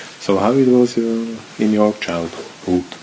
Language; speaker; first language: English; non-native, learner; Slovak